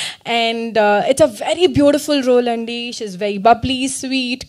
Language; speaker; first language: Telugu; non-native, fluent; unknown